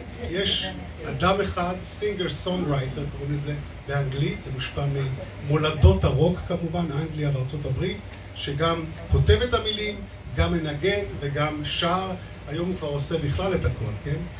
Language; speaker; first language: Hebrew; native; Hebrew